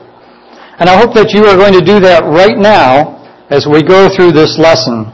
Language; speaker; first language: English; native; English